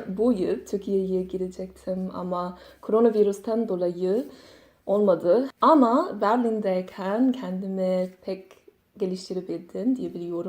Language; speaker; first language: Turkish; non-native, learner; English